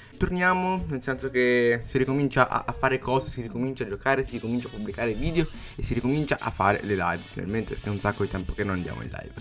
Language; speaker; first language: Italian; native; Italian